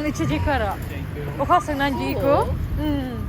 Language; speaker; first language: Japanese; non-native, learner; Filipino